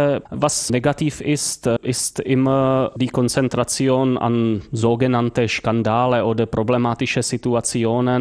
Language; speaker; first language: German; non-native, fluent; Czech